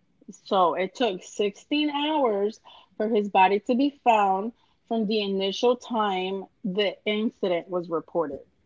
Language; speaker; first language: English; native; English